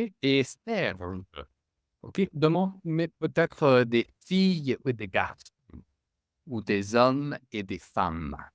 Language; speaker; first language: French; non-native, fluent; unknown